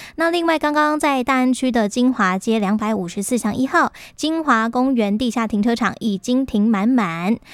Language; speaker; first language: Chinese; native; Chinese